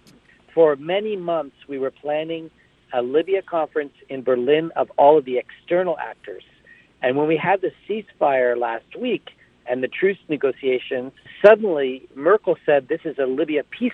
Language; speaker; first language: English; native; English